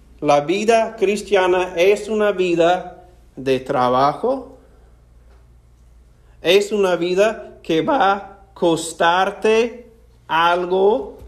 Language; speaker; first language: Spanish; non-native, fluent; English